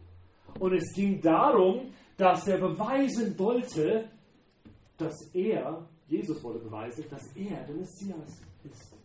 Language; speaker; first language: German; non-native, fluent; English